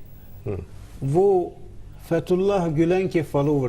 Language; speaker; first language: Hindi; non-native, learner; Turkish